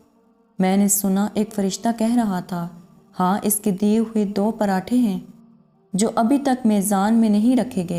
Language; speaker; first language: Urdu; native; Urdu